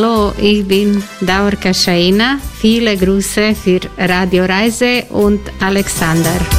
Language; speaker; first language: German; non-native, learner; Croatian